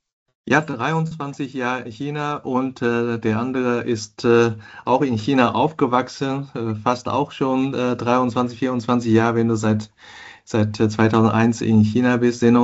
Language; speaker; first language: German; non-native, fluent; Chinese